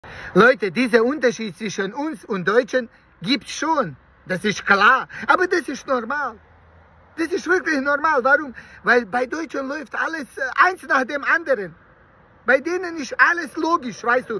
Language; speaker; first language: German; non-native, learner; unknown